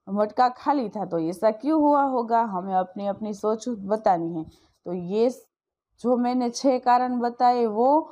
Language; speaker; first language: Hindi; non-native, local second language; Gujarati